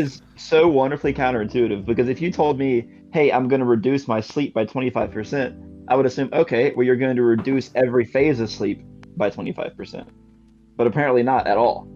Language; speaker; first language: English; native; English